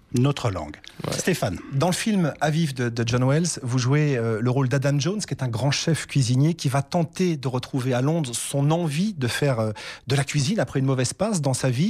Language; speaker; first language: French; native; French